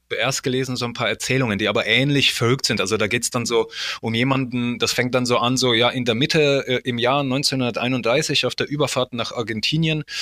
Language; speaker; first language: German; early bilingual, other home language; Polish